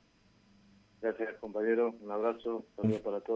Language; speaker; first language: Spanish; native; Spanish